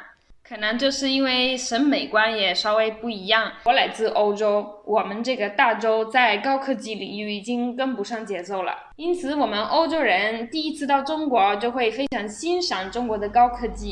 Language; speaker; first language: Chinese; non-native, fluent; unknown